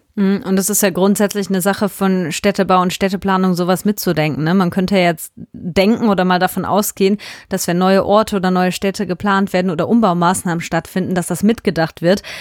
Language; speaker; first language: German; native; German